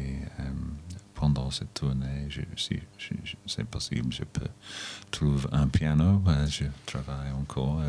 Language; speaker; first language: French; non-native, fluent; English